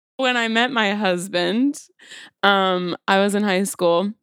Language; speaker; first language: English; native; English